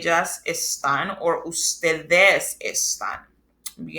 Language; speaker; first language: Spanish; non-native, fluent; English